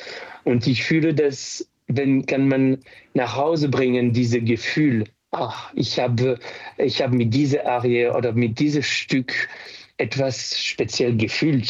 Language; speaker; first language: German; non-native, fluent; French